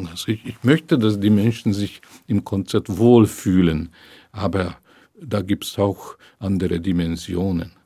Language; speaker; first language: German; non-native, fluent; Hungarian